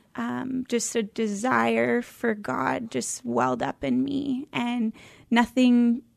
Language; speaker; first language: English; native; English